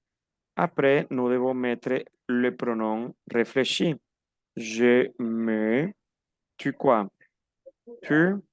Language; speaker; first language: French; non-native, fluent; Spanish